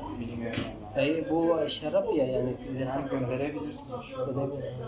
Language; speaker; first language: Turkish; non-native, learner; Filipino